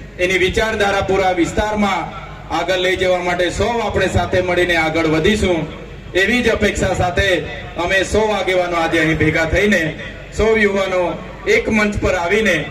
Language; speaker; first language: Gujarati; non-native, local second language; Vasavi